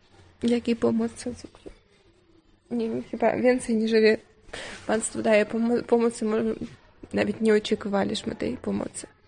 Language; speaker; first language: Polish; non-native, learner; Ukrainian